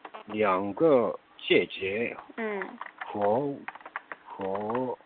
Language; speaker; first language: Chinese; non-native, learner; Korean